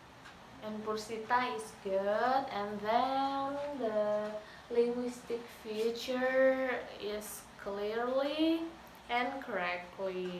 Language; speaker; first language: English; non-native, learner; Indonesian